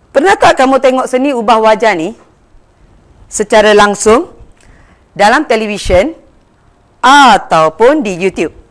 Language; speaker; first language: Malay; non-native, local second language; Tamil